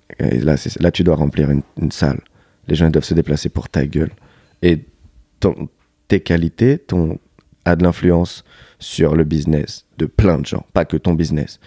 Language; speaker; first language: French; native; French